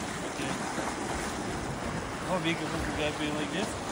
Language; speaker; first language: English; non-native, learner; Lithuanian